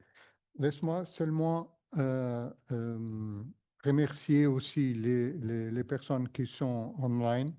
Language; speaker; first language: French; non-native, fluent; Portuguese